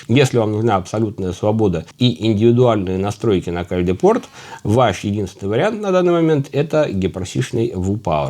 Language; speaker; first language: Russian; native; Russian